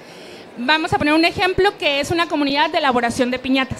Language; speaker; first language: Spanish; native; Spanish